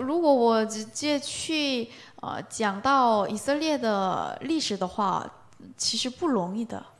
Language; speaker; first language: Chinese; non-native, learner; Korean